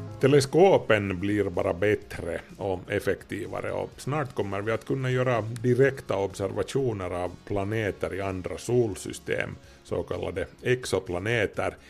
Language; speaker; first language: Swedish; native; Swedish